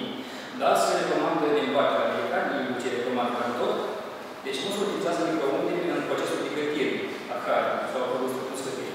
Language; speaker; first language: Romanian; native; Romanian